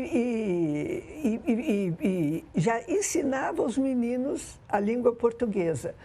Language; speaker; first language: Portuguese; early bilingual, other home language; Arabic